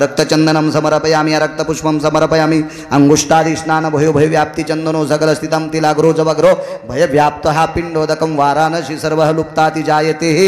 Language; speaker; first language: Hindi; non-native, local second language; Marathi